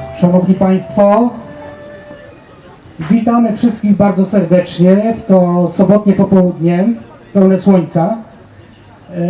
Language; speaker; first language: Polish; native; Polish